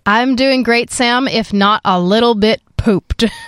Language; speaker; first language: English; native; English